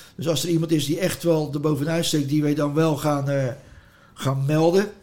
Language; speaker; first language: Dutch; native; Dutch